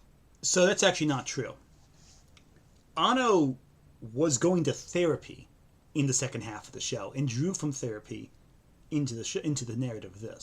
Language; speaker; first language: English; native; English